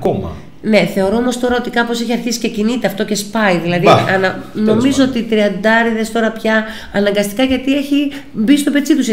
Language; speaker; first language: Greek; native; Greek